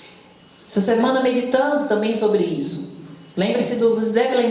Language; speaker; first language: Portuguese; native; Portuguese